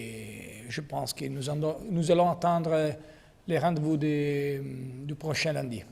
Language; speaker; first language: French; non-native, learner; Italian